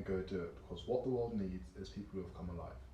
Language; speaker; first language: English; native; English